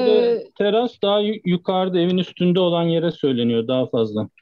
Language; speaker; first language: Turkish; native; Turkish